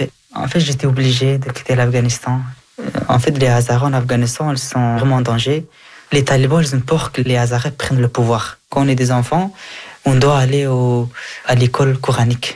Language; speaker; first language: French; early bilingual, other home language; Persian